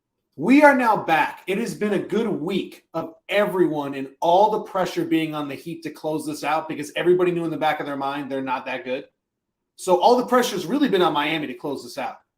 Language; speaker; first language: English; native; English